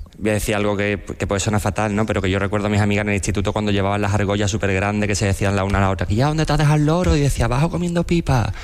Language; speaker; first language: Spanish; native; Spanish